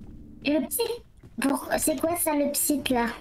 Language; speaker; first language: French; native; French